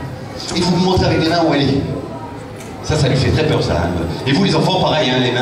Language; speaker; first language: French; native; French